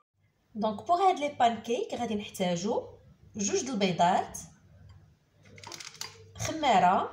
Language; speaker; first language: Arabic; native; Arabic